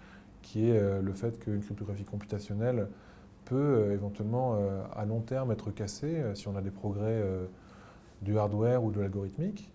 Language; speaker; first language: French; native; French